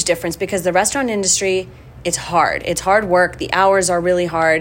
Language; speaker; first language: English; native; English